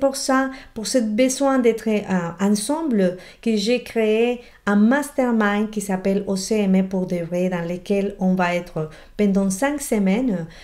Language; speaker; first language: French; non-native, fluent; Spanish